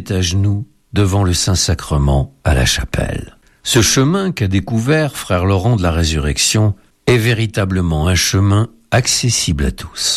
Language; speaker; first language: French; native; French